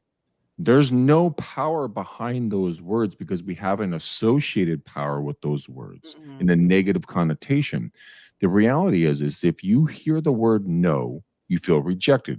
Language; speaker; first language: English; native; English